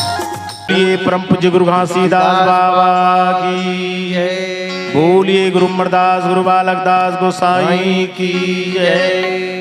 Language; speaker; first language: Hindi; non-native, local second language; Chhattisgarhi